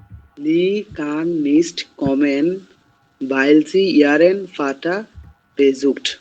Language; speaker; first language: German; non-native, learner; Bangla